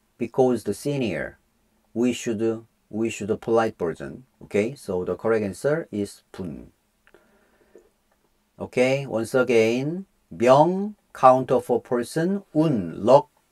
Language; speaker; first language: English; non-native, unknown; Korean